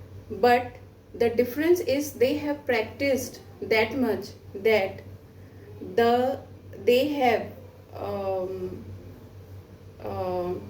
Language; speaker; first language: English; non-native, local second language; Hindi